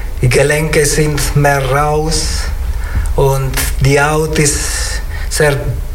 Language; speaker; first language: German; non-native, learner; Italian